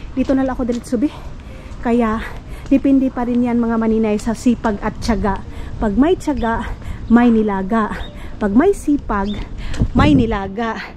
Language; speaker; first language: Filipino; non-native, local second language; Cebuano